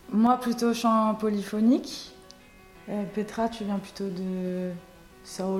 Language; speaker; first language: French; native; French